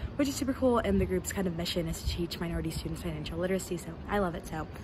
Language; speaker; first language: English; native; English